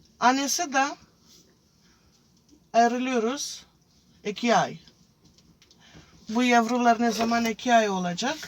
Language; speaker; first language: Turkish; non-native, fluent; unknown